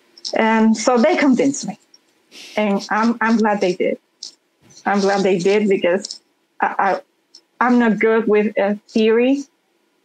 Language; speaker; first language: English; non-native, fluent; Spanish